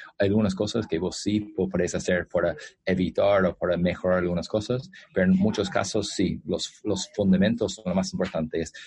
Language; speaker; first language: Spanish; non-native, fluent; English